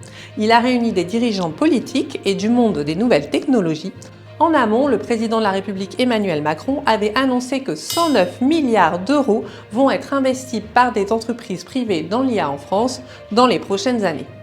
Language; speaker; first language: French; native; French